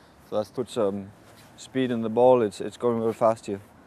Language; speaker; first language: English; non-native, fluent; Danish